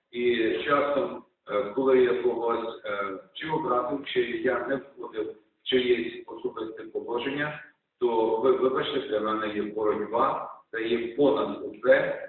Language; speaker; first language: Ukrainian; native; Ukrainian